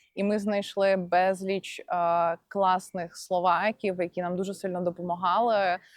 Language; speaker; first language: Ukrainian; non-native, local second language; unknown